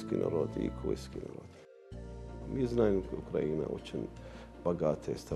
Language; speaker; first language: Russian; non-native, learner; Arabic